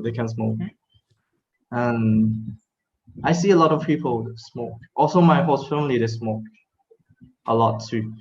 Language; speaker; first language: English; non-native, fluent; Thai